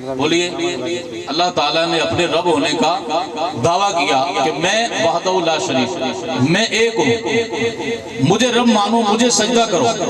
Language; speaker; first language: Urdu; non-native, local second language; Punjabi